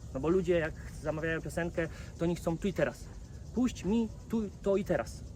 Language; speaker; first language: Polish; native; Polish